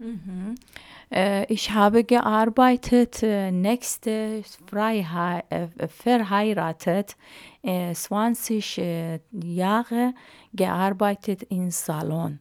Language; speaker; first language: German; non-native, learner; Arabic